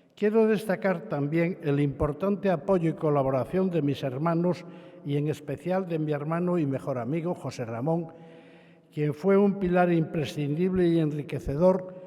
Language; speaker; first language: Spanish; native; Spanish